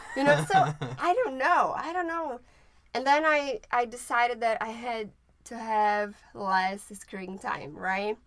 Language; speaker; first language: English; non-native, fluent; Portuguese